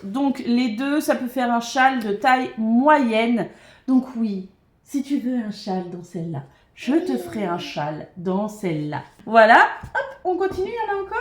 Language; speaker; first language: French; native; French